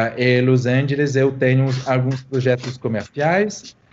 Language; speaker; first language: Portuguese; non-native, fluent; French